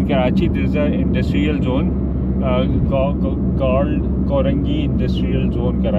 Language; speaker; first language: English; non-native, local second language; Urdu